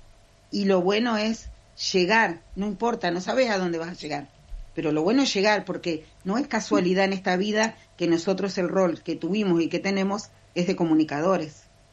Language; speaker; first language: Spanish; native; Spanish